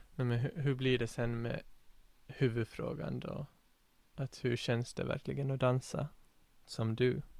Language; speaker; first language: Swedish; native; Swedish